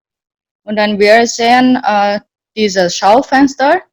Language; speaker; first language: German; non-native, learner; Indonesian